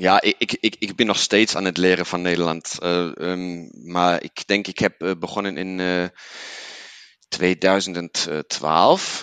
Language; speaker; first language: Dutch; non-native, learner; German